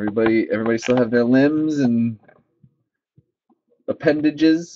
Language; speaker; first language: English; native; English